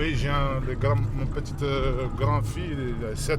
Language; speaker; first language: French; non-native, learner; Arabic